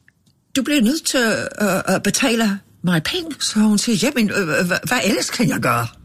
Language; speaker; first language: Danish; non-native, fluent; English